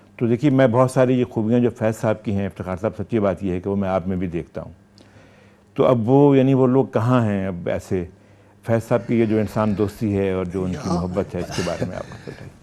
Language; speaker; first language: Urdu; native; Urdu